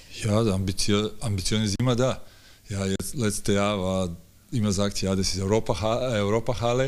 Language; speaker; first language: German; non-native, fluent; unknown